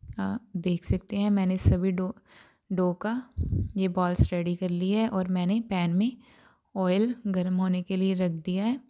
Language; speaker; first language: Hindi; non-native, local second language; Punjabi